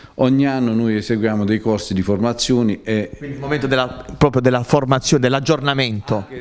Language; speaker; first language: Italian; native; Italian